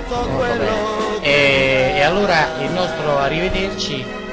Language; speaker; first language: Italian; native; Italian